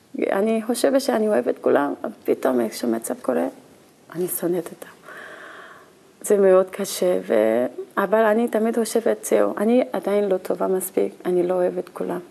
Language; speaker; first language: Hebrew; non-native, learner; Korean